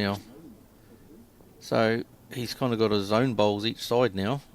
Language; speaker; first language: English; native; English